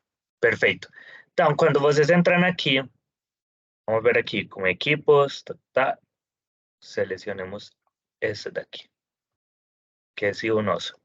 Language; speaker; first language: Portuguese; non-native, fluent; Spanish